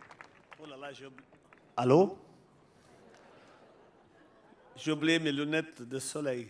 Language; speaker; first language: French; non-native, fluent; Portuguese